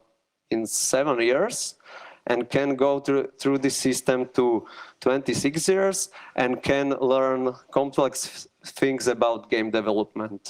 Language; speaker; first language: English; non-native, learner; Slovak